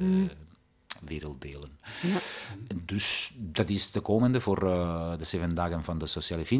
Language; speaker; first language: Dutch; non-native, fluent; Italian